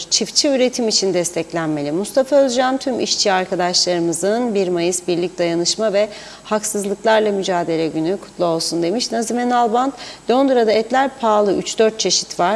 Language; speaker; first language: Turkish; native; Turkish